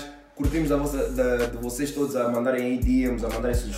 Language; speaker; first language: Portuguese; native; Portuguese